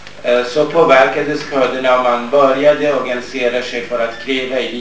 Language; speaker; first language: Swedish; non-native, fluent; Kurdish